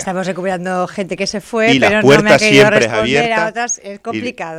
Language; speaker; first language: Spanish; native; Spanish